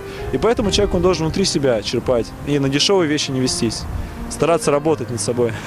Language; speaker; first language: Russian; native; Russian